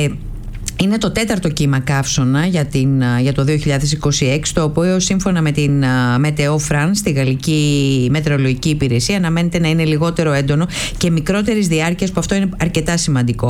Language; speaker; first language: Greek; native; Greek